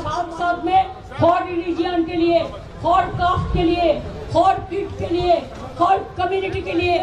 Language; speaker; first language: Hindi; non-native, local second language; Bangla